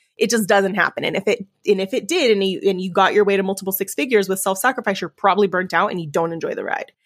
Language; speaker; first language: English; early bilingual, other home language; Spanish